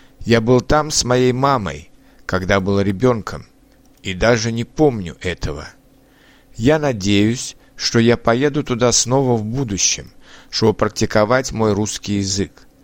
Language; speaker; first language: Russian; non-native, learner; Czech